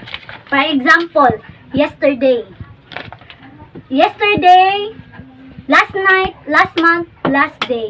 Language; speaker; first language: English; non-native, local second language; Cebuano